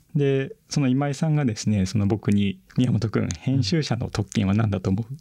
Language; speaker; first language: Japanese; native; Japanese